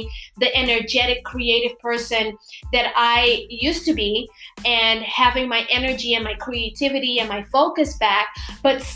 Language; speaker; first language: English; non-native, fluent; Papiamento